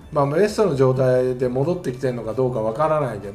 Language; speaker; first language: Japanese; native; Japanese